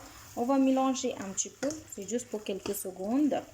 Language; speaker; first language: French; non-native, fluent; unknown